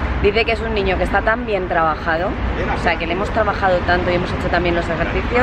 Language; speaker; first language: Spanish; native; Spanish